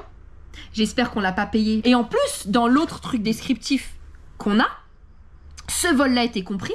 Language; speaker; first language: French; native; French